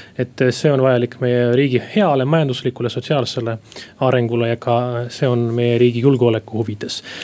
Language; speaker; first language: Estonian; non-native, local second language; Russian